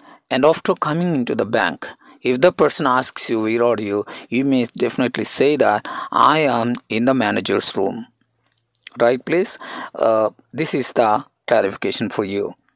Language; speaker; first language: English; non-native, local second language; Telugu